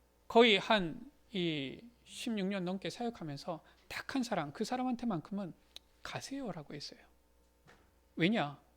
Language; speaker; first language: Korean; native; Korean